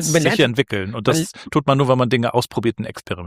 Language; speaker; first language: German; native; German